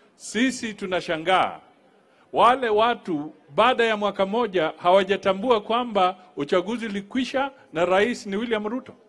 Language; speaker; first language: Swahili; non-native, local second language; Luyia